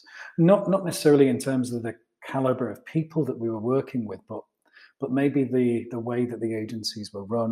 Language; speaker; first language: English; native; English